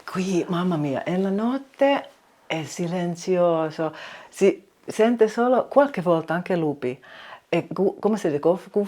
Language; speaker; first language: Italian; non-native, learner; Finnish